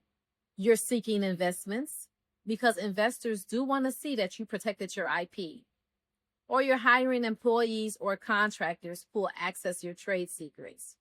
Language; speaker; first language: English; native; English